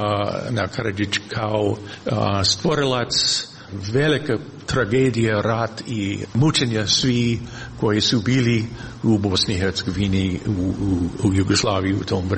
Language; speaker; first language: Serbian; non-native, learner; English